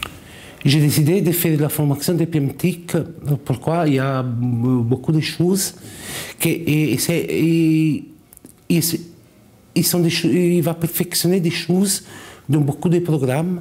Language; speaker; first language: French; non-native, learner; Italian